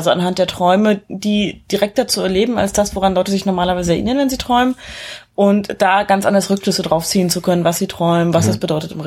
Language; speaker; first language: German; native; German